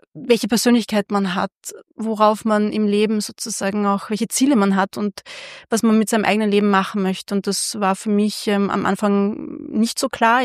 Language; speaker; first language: German; early bilingual, other home language; Hungarian